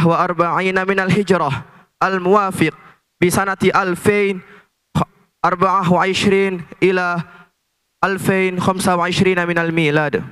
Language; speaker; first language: Arabic; non-native, learner; Indonesian